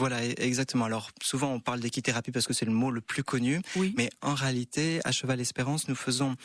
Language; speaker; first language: French; native; French